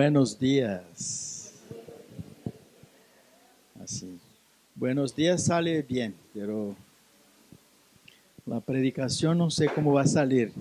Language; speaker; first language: Spanish; non-native, learner; Portuguese